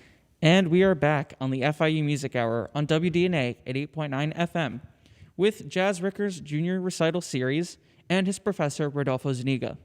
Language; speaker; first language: English; native; English